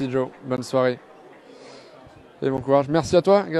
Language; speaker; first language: French; native; French